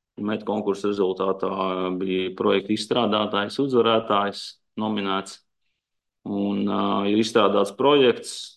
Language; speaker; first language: Latvian; native; Latvian